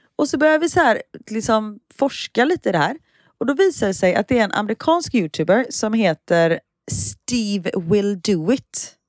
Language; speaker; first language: Swedish; native; Swedish